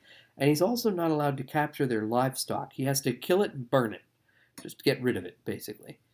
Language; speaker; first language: English; native; English